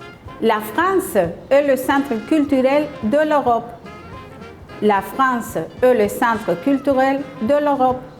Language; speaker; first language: French; non-native, fluent; Spanish